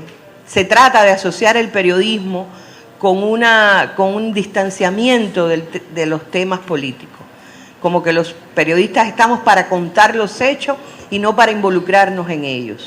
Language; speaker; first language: Spanish; native; Spanish